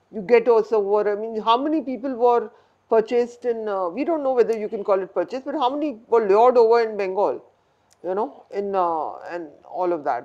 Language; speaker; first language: English; non-native, local second language; Hindi